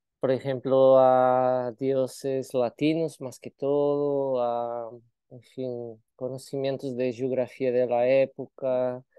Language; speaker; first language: Spanish; non-native, fluent; Portuguese